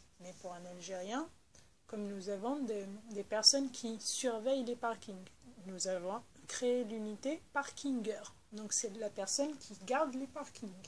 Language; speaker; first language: French; non-native, local second language; Arabic